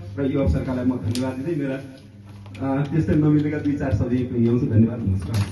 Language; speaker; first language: Nepali; non-native, local second language; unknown